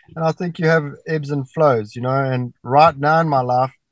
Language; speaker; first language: English; native; English